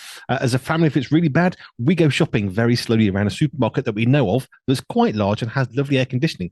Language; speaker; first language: English; native; English